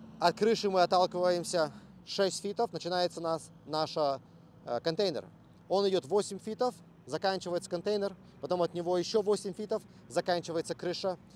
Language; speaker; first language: Russian; early bilingual, heritage; Russian